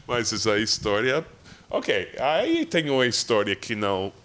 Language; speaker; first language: Portuguese; non-native, fluent; English